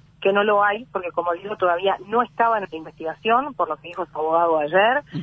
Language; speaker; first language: Spanish; native; Spanish